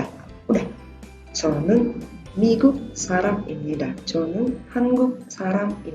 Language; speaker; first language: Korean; non-native, fluent; Indonesian